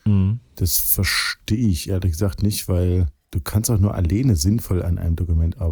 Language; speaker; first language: German; native; German